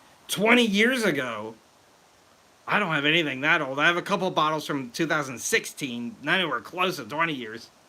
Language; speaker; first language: English; native; English